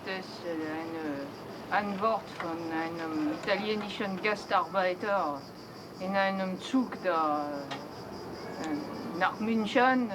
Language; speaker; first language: German; non-native, fluent; French